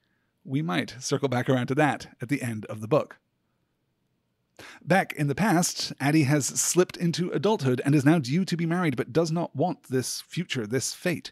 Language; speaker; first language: English; native; English